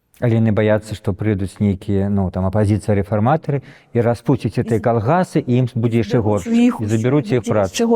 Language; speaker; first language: Belarusian; native; Belarusian